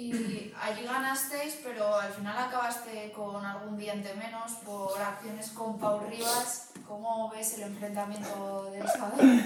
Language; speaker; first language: Spanish; native; Spanish